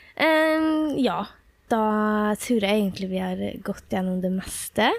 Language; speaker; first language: Norwegian; native; Norwegian